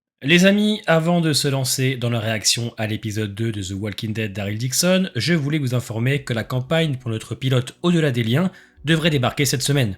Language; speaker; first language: French; native; French